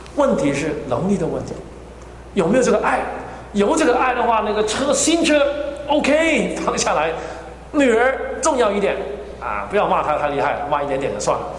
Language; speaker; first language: Chinese; non-native, fluent; Cantonese